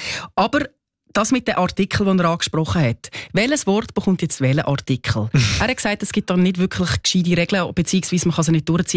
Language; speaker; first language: German; native; German